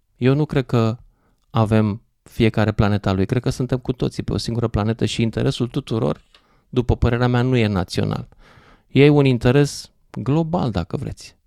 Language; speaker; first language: Romanian; native; Romanian